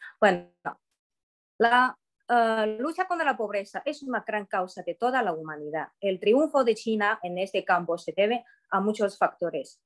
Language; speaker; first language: Spanish; non-native, fluent; Chinese